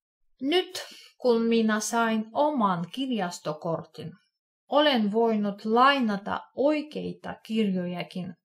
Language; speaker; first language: Finnish; non-native, fluent; Russian